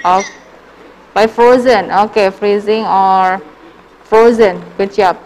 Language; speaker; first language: English; non-native, learner; Indonesian